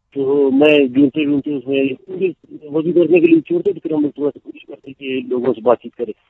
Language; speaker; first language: Urdu; non-native, local second language; Baluchi